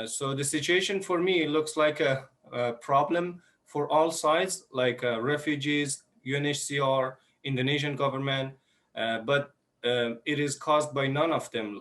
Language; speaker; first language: English; non-native, fluent; Persian